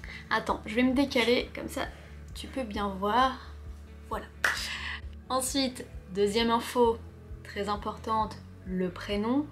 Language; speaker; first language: French; native; French